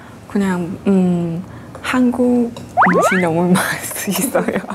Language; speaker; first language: Korean; non-native, learner; Chinese